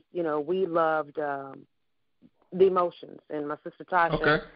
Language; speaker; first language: English; native; English